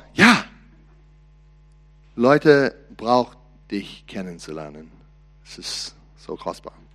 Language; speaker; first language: German; non-native, learner; English